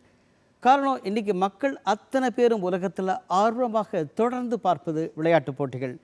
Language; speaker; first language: Tamil; native; Tamil